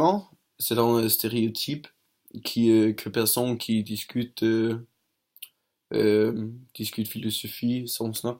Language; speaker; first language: French; non-native, learner; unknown